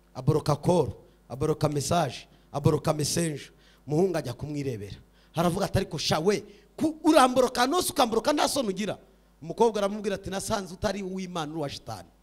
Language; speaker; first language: Kinyarwanda; early bilingual, heritage; Kinyarwanda